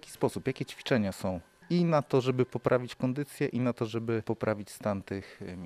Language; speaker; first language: Polish; native; Polish